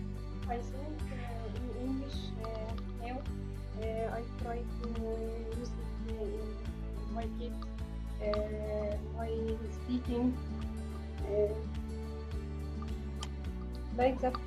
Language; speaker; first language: English; non-native, learner; Arabic